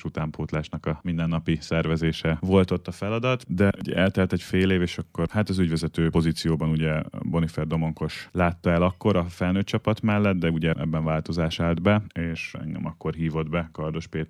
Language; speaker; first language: Hungarian; native; Hungarian